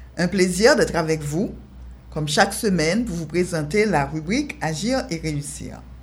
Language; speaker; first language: French; non-native, local second language; Haitian Creole